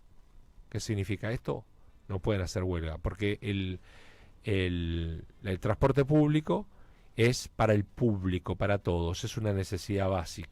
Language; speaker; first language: Spanish; native; Spanish